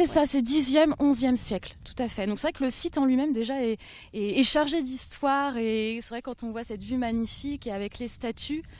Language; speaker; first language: French; native; French